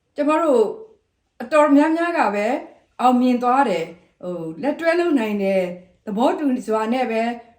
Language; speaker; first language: Burmese; non-native, local second language; S'gaw Karen